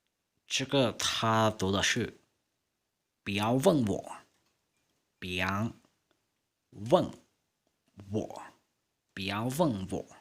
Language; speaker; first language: Chinese; non-native, fluent; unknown